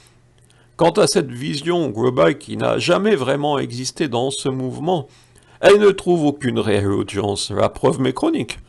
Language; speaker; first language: French; native; French